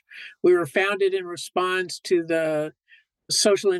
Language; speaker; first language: English; native; English